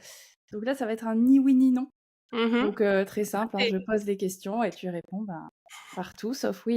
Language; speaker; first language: French; native; French